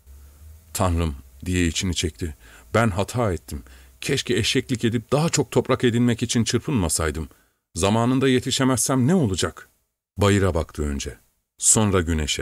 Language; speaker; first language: Turkish; native; Turkish